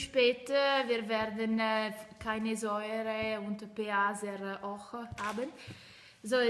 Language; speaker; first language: German; non-native, learner; Italian